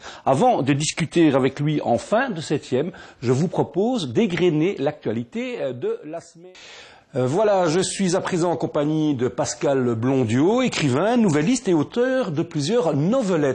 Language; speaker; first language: French; native; French